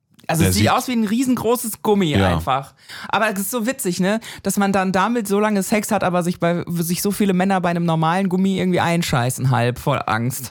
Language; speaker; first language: German; native; German